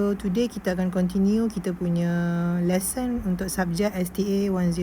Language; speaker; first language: Malay; native; Malay